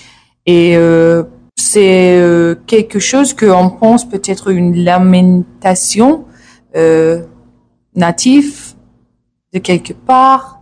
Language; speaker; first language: French; non-native, learner; English